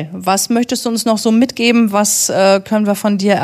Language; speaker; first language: German; native; German